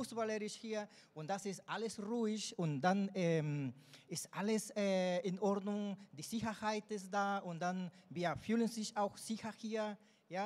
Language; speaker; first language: German; non-native, learner; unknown